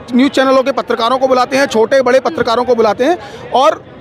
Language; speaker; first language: Hindi; native; Hindi